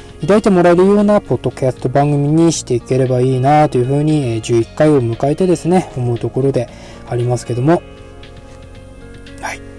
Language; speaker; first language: Japanese; native; Japanese